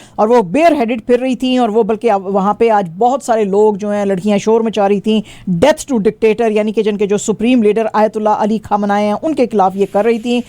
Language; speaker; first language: Urdu; non-native, local second language; Punjabi